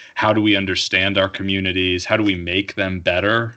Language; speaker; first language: English; native; English